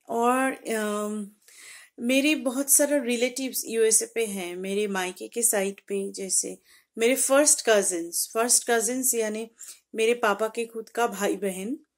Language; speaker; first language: Hindi; non-native, local second language; Bangla